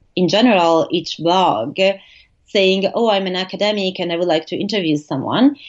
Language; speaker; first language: English; non-native, fluent; Italian